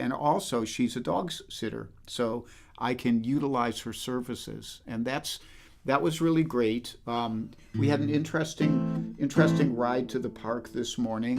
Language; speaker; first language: English; native; English